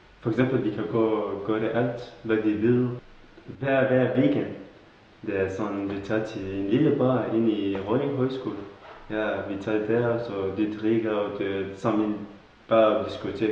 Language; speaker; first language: Danish; non-native, learner; Kurdish